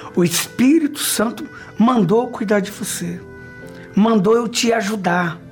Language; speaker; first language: Portuguese; native; Portuguese